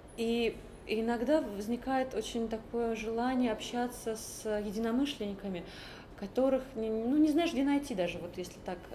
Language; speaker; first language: Russian; native; Russian